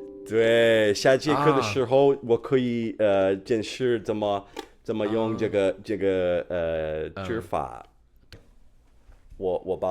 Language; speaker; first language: Chinese; non-native, fluent; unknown